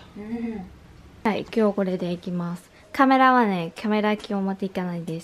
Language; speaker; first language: Japanese; non-native, learner; Vietnamese